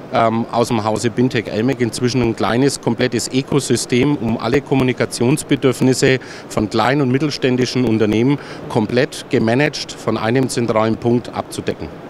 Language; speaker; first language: German; native; German